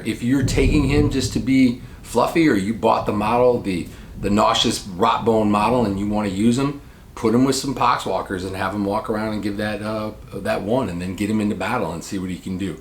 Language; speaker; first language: English; native; English